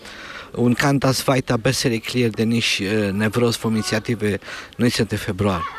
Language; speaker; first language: German; non-native, learner; Romanian